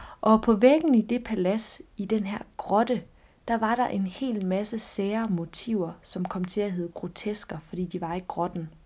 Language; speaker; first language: Danish; native; Danish